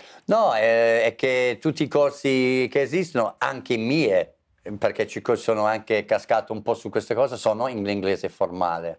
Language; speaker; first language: Italian; non-native, fluent; English